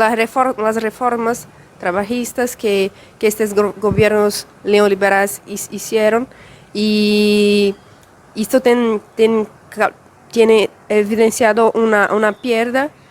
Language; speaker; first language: Spanish; non-native, fluent; Portuguese